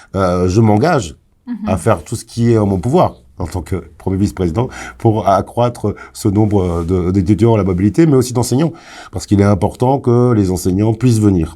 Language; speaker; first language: French; native; French